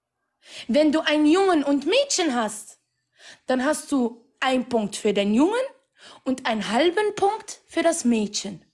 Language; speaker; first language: German; non-native, fluent; Arabic